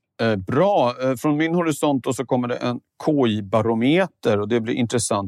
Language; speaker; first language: Swedish; native; Swedish